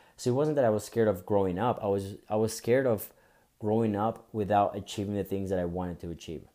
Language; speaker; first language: English; early bilingual, other home language; Spanish